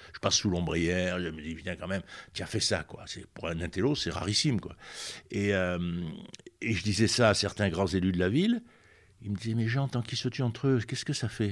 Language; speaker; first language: French; native; French